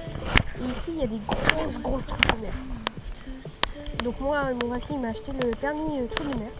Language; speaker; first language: French; native; French